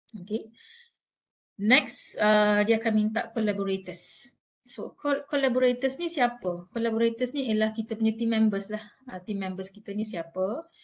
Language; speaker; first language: Malay; native; Malay